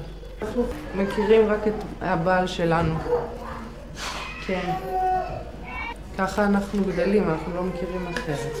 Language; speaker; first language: Hebrew; non-native, local second language; Yiddish